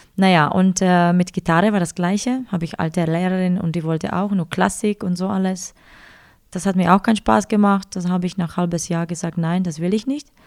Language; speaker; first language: German; non-native, fluent; Czech